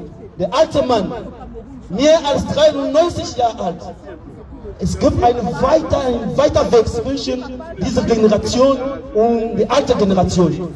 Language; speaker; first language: German; non-native, learner; French